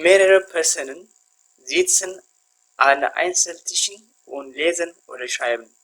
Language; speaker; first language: German; non-native, fluent; Tigrinya